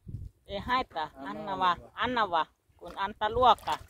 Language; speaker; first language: Finnish; non-native, learner; Thai